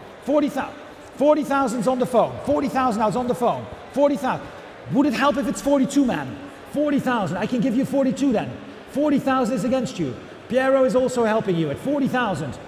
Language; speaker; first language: English; native; English